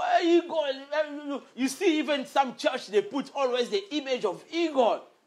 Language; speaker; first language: English; non-native, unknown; Lingala